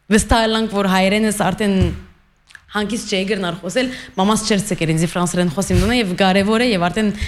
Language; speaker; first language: Armenian; early bilingual, heritage; Armenian